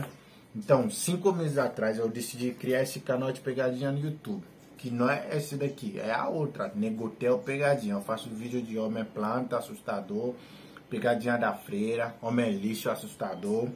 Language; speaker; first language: Portuguese; non-native, learner; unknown